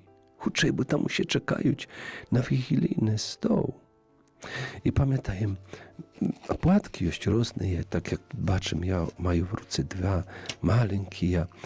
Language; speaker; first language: Belarusian; native; Belarusian